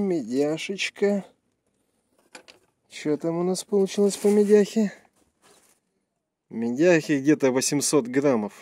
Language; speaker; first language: Russian; native; Russian